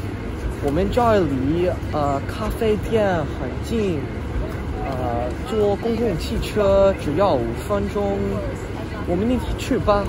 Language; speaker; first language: Chinese; non-native, learner; English